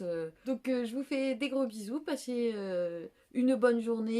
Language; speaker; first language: French; native; French